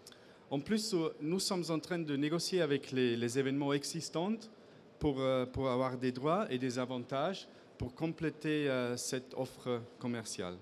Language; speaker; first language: French; non-native, fluent; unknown